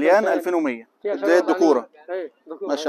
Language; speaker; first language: Arabic; native; Arabic